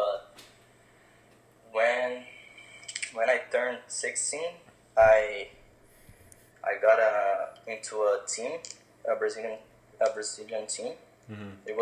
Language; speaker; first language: English; non-native, fluent; Portuguese